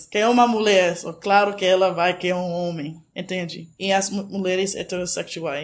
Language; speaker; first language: Portuguese; non-native, fluent; English